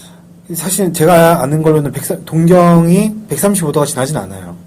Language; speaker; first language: Korean; native; Korean